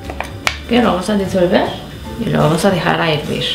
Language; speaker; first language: Spanish; non-native, fluent; Korean